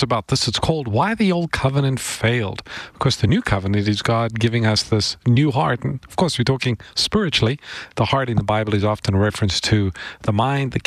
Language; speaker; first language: English; native; English